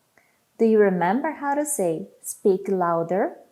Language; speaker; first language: English; non-native, fluent; Portuguese